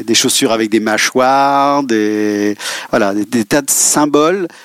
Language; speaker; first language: French; native; French